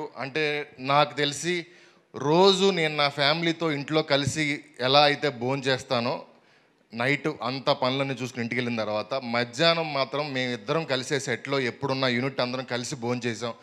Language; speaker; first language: Telugu; native; Telugu